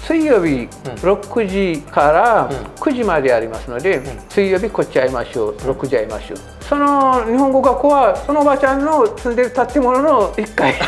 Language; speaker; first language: Japanese; non-native, fluent; Amharic